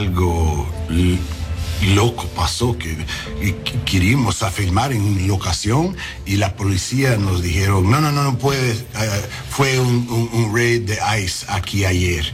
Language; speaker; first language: Spanish; non-native, learner; English